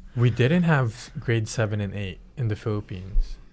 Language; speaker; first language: English; early bilingual, other home language; Filipino